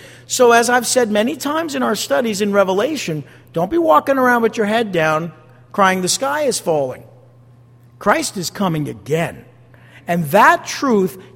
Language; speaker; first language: English; native; English